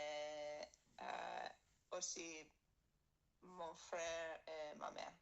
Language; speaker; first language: French; non-native, learner; English